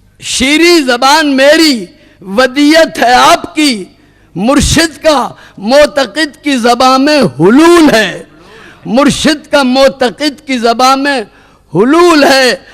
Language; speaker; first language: Urdu; native; Urdu